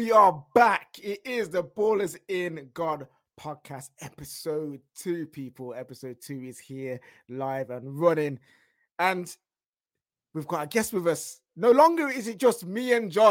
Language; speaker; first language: English; native; English